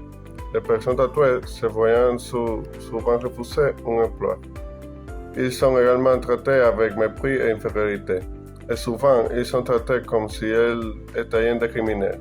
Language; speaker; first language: French; non-native, learner; Spanish